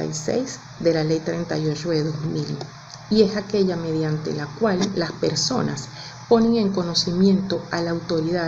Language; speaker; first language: Spanish; native; Spanish